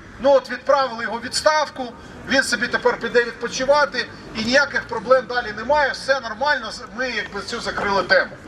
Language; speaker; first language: Ukrainian; native; Ukrainian